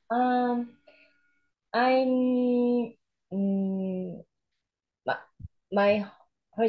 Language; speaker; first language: English; non-native, learner; Korean